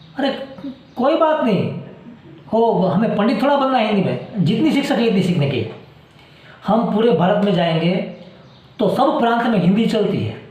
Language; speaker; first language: Hindi; non-native, local second language; Gujarati